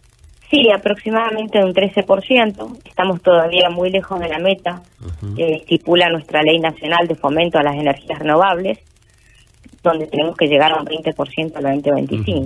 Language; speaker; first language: Spanish; native; Spanish